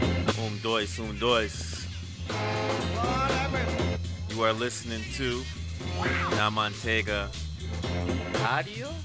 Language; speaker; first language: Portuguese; non-native, learner; English